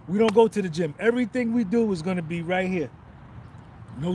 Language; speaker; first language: English; native; English